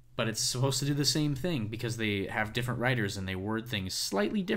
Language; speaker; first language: English; native; English